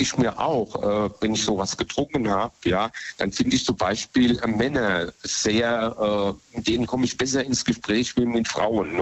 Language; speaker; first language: German; native; German